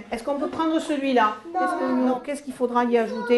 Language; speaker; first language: French; native; French